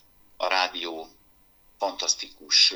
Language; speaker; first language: Hungarian; native; Hungarian